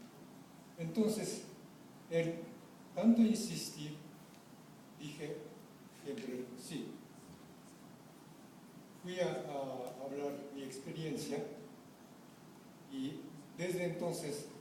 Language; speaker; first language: Spanish; non-native, fluent; Japanese